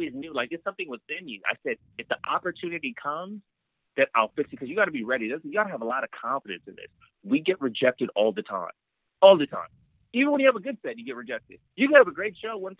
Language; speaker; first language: English; native; English